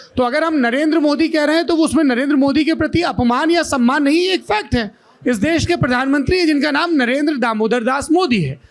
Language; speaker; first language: Hindi; native; Hindi